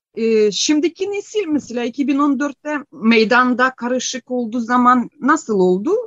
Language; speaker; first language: Turkish; non-native, fluent; Ukrainian